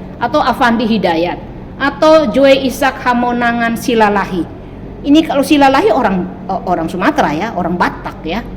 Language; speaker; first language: Indonesian; native; Indonesian